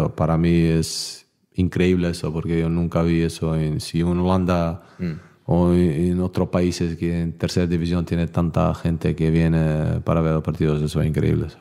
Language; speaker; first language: Spanish; non-native, learner; Bosnian